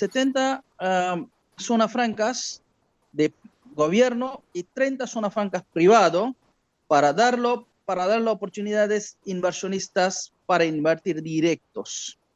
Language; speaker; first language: Spanish; non-native, learner; Bangla